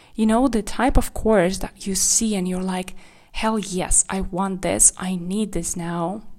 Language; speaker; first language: English; non-native, fluent; Kazakh